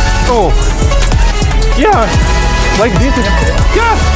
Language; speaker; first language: English; non-native, learner; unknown